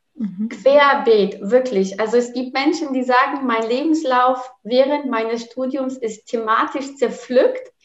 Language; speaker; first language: German; non-native, fluent; Polish